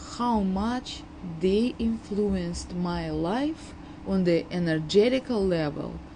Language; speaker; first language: English; non-native, fluent; Uzbek